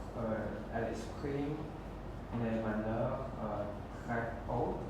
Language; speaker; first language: French; non-native, learner; Khmer